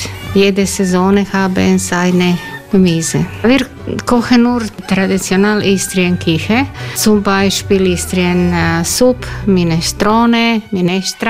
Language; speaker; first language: German; non-native, learner; Croatian